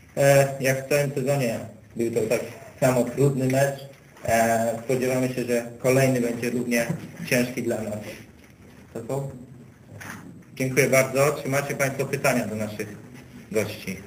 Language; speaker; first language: Polish; native; Polish